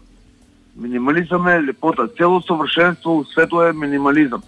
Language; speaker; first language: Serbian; non-native, learner; Slovenian